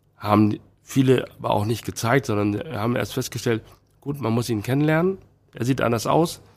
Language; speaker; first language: German; early bilingual, other home language; Chinese